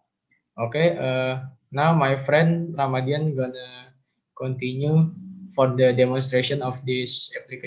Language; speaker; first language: English; non-native, learner; Indonesian